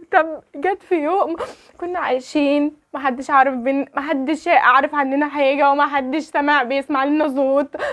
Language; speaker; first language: Arabic; native; Arabic